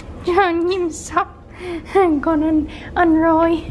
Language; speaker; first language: Vietnamese; early bilingual, heritage; English